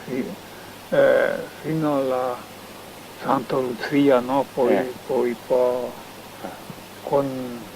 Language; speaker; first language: Italian; non-native, learner; Slovenian